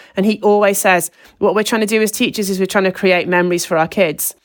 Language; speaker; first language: English; native; English